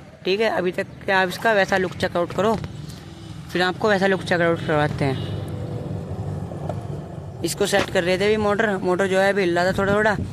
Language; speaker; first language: Hindi; native; Hindi